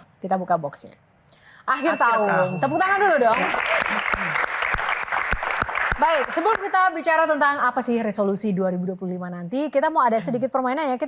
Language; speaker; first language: Indonesian; native; Indonesian